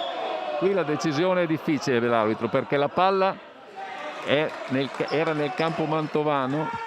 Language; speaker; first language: Italian; native; Italian